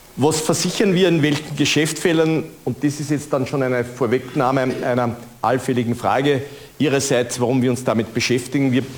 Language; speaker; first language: German; native; German